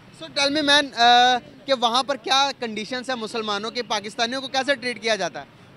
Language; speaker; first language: Urdu; native; Urdu